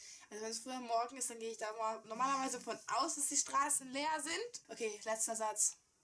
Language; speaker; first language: German; native; German